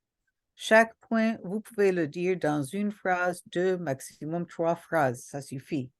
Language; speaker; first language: French; non-native, local second language; Haitian Creole